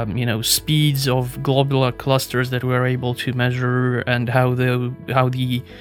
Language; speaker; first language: English; non-native, fluent; Russian